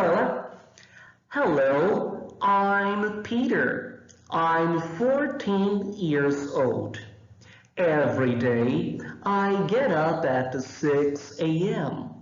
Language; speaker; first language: English; non-native, fluent; Portuguese